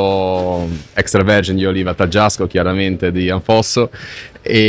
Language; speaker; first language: Italian; native; Italian